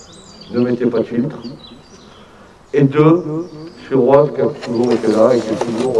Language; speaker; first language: French; native; French